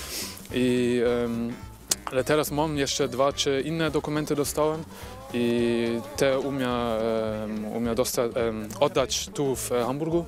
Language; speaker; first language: Polish; early bilingual, heritage; Polish